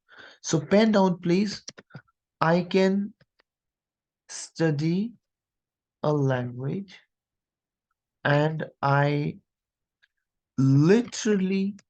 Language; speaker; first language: English; non-native, local second language; Hindi